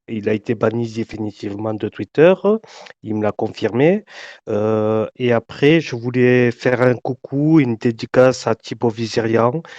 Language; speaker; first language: French; native; French